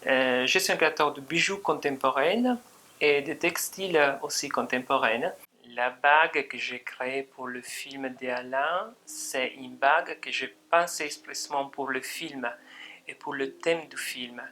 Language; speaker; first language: French; non-native, fluent; Italian